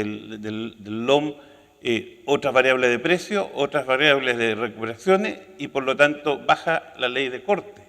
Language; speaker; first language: Spanish; native; Spanish